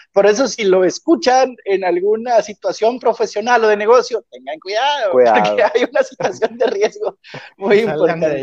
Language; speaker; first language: Spanish; native; Spanish